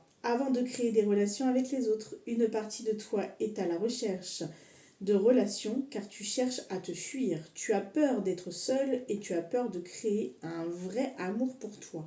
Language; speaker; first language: French; native; French